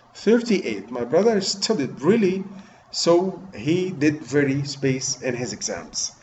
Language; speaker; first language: English; non-native, fluent; Arabic